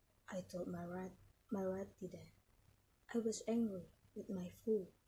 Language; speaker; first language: English; non-native, learner; Indonesian